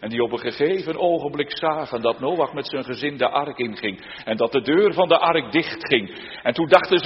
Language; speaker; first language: Dutch; native; Dutch